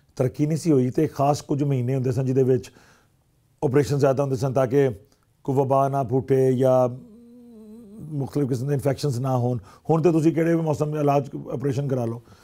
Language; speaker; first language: Punjabi; native; Punjabi